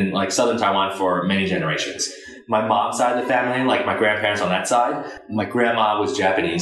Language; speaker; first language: English; native; English